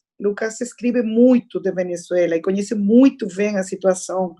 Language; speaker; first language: Portuguese; non-native, fluent; Spanish